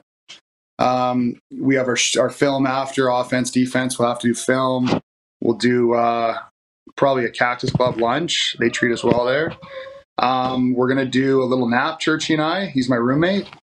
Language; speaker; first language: English; native; English